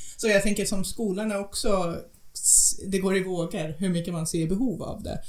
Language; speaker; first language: Swedish; non-native, fluent; English